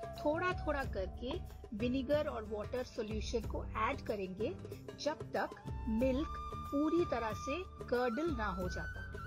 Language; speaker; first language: Hindi; non-native, local second language; Bangla